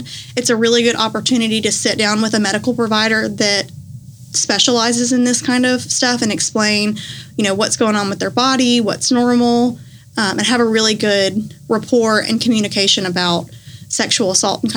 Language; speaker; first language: English; native; English